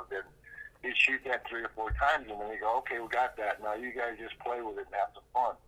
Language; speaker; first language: English; native; English